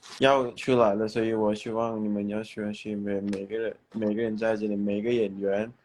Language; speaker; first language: Chinese; non-native, learner; Thai